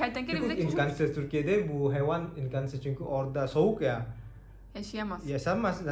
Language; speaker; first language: Turkish; non-native, learner; Indonesian